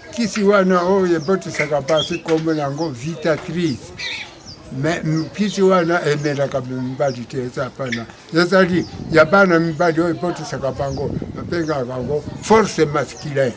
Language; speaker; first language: Lingala; non-native, local second language; Kongo